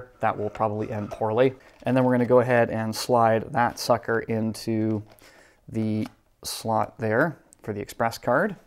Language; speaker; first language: English; native; English